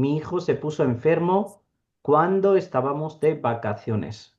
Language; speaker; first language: Spanish; non-native, fluent; Urdu